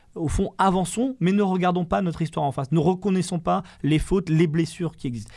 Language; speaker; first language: French; native; French